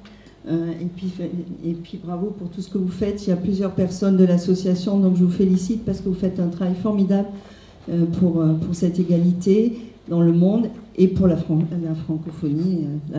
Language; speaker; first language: French; native; French